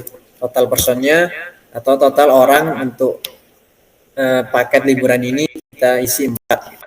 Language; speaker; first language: Indonesian; native; Indonesian